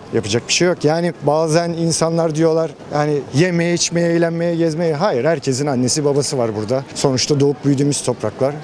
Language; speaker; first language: Turkish; native; Turkish